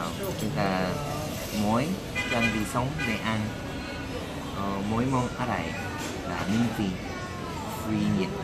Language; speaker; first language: Vietnamese; non-native, learner; Korean